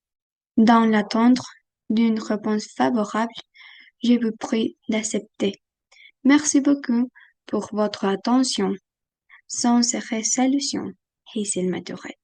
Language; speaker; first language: French; non-native, fluent; Spanish